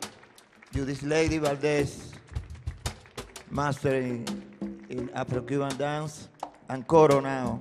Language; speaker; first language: English; non-native, learner; Spanish